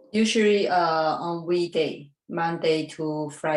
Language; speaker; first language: English; non-native, learner; Chinese